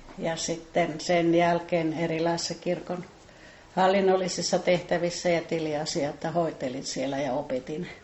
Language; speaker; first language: Finnish; native; Finnish